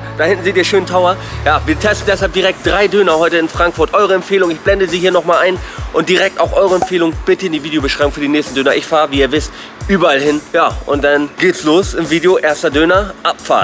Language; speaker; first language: German; native; German